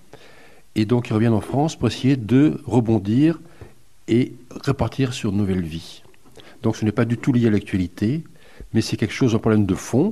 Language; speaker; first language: French; native; French